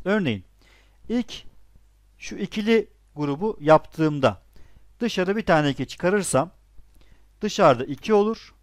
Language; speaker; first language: Turkish; native; Turkish